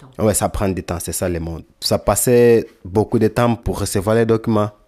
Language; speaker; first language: French; non-native, learner; Lingala